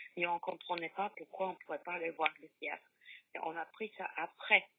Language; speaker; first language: French; non-native, fluent; Polish